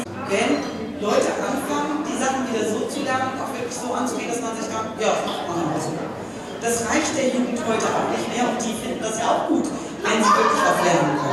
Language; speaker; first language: German; native; German